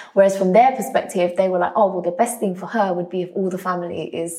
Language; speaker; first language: English; early bilingual, other home language; Vietnamese